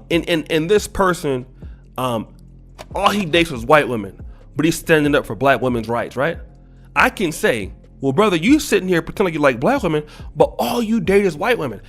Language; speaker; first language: English; native; English